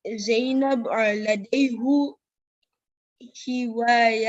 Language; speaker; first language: Arabic; non-native, learner; English